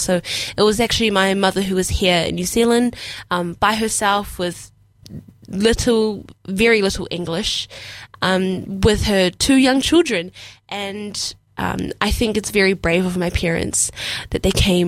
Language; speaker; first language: English; non-native, local second language; Somali